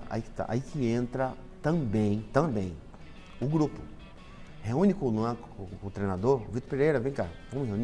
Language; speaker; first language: Portuguese; native; Portuguese